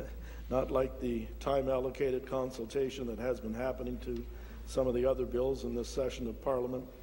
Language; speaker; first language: English; native; English